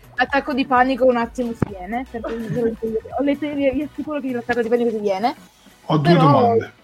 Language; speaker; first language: Italian; native; Italian